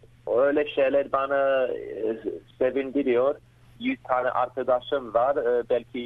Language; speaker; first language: Turkish; early bilingual, heritage; Turkish